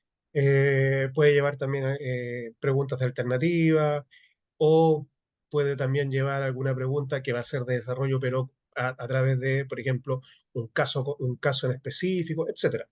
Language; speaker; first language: Spanish; native; Spanish